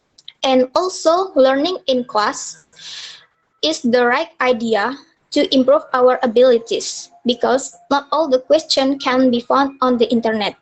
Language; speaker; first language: English; non-native, learner; Indonesian